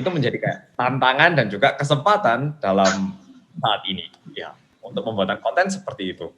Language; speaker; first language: Indonesian; non-native, fluent; Korean